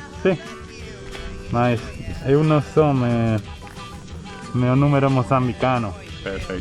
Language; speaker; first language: Portuguese; non-native, learner; Spanish